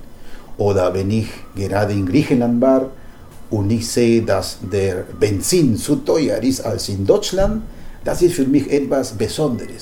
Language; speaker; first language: German; non-native, fluent; Spanish